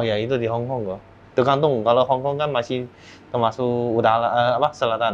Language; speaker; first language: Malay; non-native, fluent; Chinese